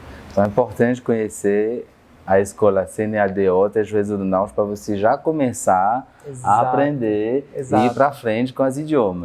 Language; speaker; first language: Portuguese; non-native, fluent; French